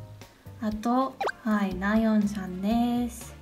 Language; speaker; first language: Japanese; non-native, learner; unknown